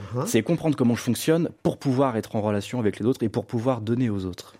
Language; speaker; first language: French; native; French